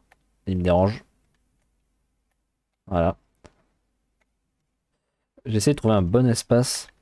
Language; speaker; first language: French; native; French